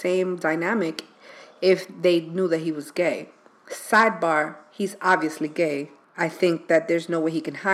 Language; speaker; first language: English; native; English